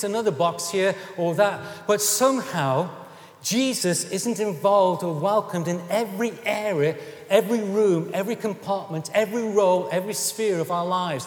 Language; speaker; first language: English; native; English